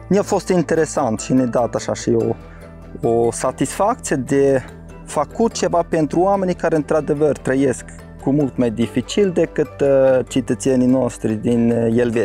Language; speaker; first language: Romanian; non-native, fluent; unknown